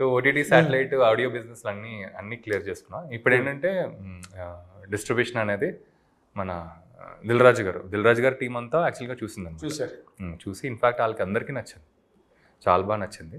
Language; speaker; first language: Telugu; native; Telugu